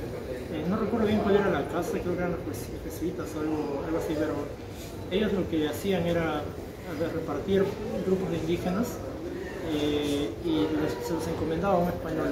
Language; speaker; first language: Spanish; native; Spanish